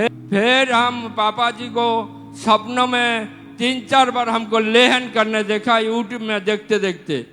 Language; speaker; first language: Hindi; non-native, local second language; Odia